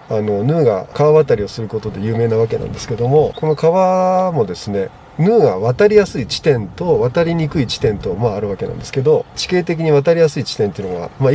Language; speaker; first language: Japanese; native; Japanese